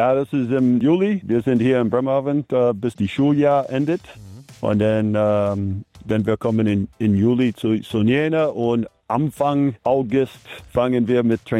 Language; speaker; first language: German; non-native, learner; English